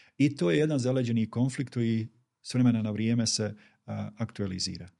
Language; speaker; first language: Bosnian; native; Bosnian